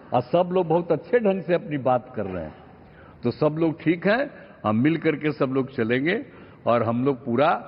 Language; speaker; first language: Hindi; native; Hindi